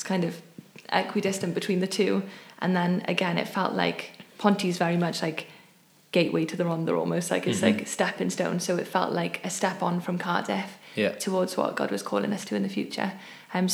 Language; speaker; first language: English; native; English